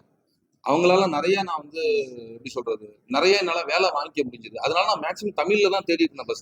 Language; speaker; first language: Tamil; native; Tamil